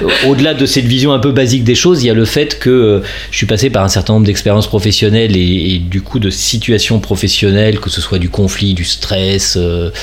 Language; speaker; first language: French; native; French